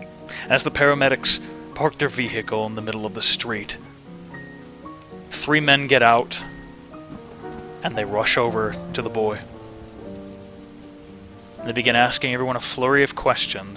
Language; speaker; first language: English; native; English